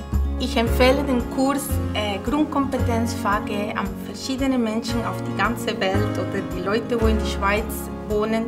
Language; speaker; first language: German; non-native, fluent; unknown